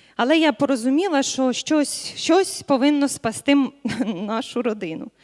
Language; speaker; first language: Ukrainian; native; Ukrainian